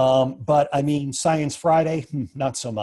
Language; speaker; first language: English; native; English